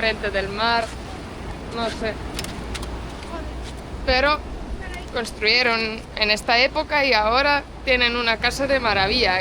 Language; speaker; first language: Spanish; non-native, fluent; Portuguese